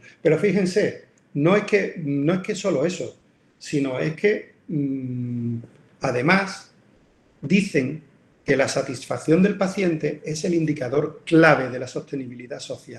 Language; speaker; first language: Spanish; native; Spanish